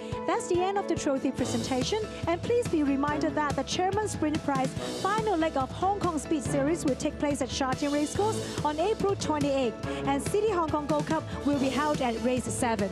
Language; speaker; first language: English; non-native, local second language; Cantonese